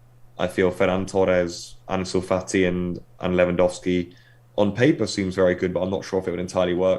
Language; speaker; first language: English; native; English